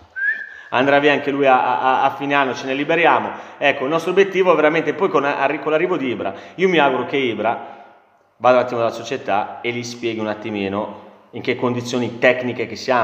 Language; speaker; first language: Italian; native; Italian